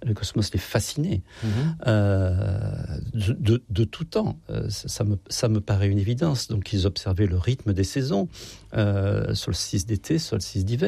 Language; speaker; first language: French; native; French